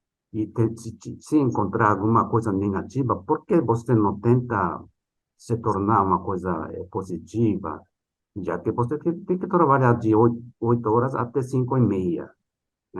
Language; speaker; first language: Portuguese; non-native, fluent; Japanese